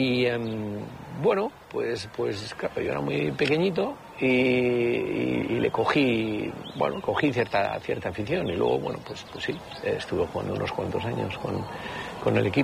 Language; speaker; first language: Spanish; native; Spanish